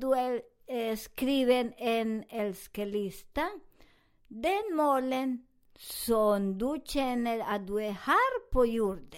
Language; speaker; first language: Swedish; non-native, fluent; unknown